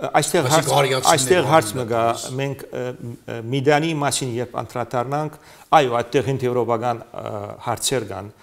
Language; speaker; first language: Armenian; early bilingual, heritage; Armenian